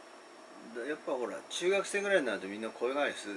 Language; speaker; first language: Japanese; native; Japanese